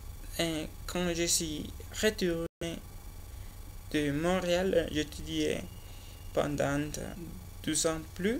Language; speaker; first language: French; non-native, learner; Spanish